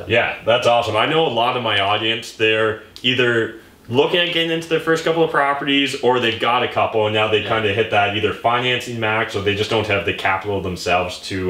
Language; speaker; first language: English; native; English